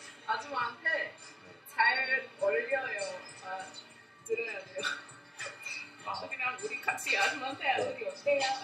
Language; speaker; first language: Korean; non-native, learner; English